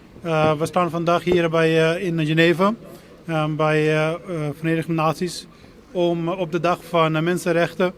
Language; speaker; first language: Dutch; non-native, fluent; Punjabi